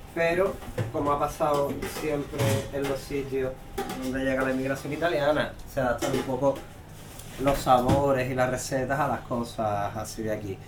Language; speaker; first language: Spanish; native; Spanish